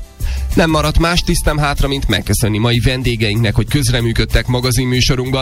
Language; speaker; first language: Hungarian; native; Hungarian